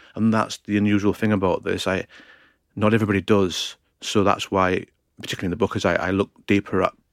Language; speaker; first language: English; native; English